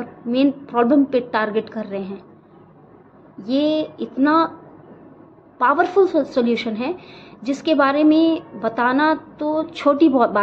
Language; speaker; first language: Hindi; native; Hindi